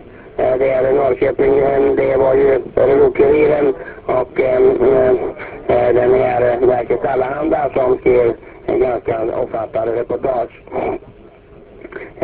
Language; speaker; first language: Swedish; native; Swedish